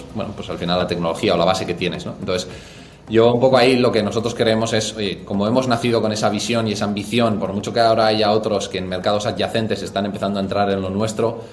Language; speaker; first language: Spanish; native; Spanish